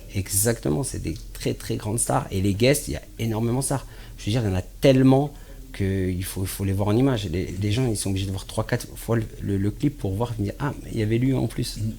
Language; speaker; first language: French; native; French